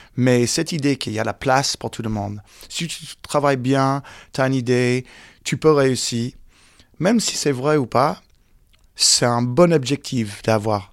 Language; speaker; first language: French; early bilingual, heritage; English